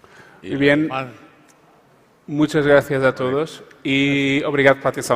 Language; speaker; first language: Spanish; non-native, fluent; Portuguese